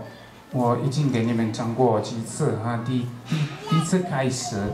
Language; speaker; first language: Chinese; non-native, fluent; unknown